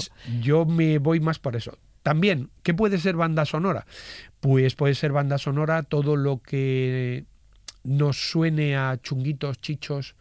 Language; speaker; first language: Spanish; native; Spanish